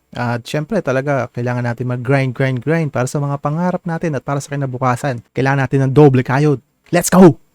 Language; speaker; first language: Filipino; native; Filipino